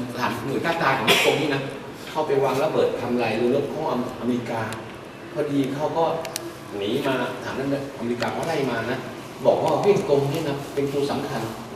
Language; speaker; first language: Thai; non-native, fluent; Vietnamese